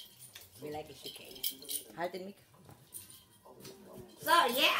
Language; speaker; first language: German; non-native, learner; Filipino